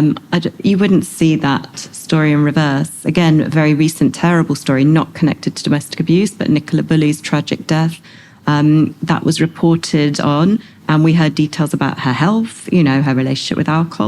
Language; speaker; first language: English; native; English